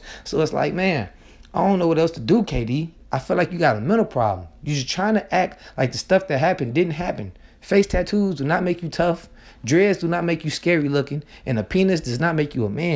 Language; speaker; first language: English; native; English